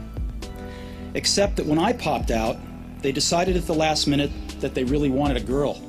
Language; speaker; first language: English; native; English